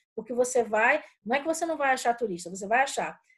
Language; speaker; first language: Portuguese; native; Portuguese